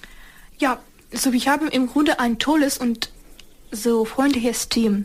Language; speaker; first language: German; non-native, fluent; Ukrainian